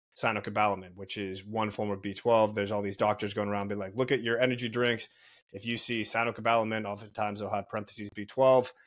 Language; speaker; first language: English; native; English